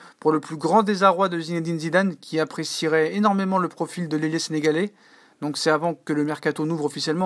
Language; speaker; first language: French; native; French